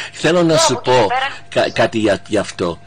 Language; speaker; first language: Greek; early bilingual, heritage; Greek